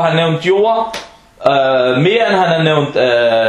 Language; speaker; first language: Danish; early bilingual, other home language; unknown